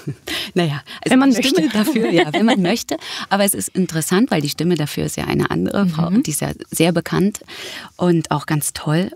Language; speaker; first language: German; native; German